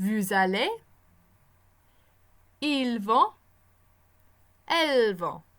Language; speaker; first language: French; non-native, fluent; English